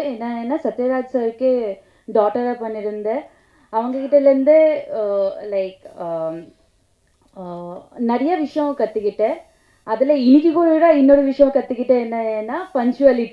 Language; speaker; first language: Tamil; non-native, fluent; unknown